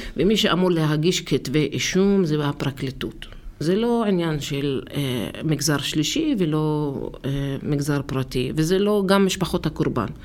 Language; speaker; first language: Hebrew; non-native, local second language; Arabic